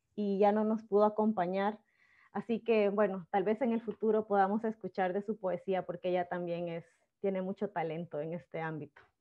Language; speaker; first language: Spanish; native; Spanish